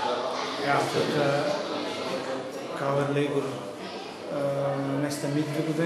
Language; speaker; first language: Icelandic; non-native, learner; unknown